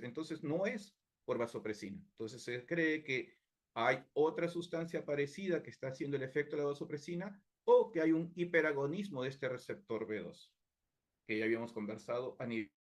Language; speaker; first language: Spanish; native; Spanish